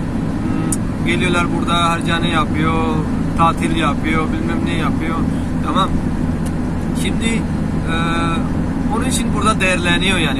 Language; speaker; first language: Turkish; non-native, learner; Urdu